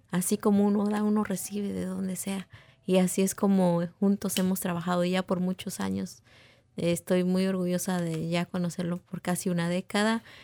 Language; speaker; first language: Spanish; non-native, local second language; Tzeltal